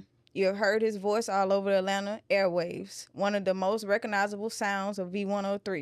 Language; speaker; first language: English; native; English